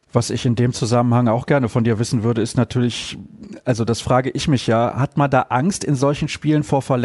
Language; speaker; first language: German; native; German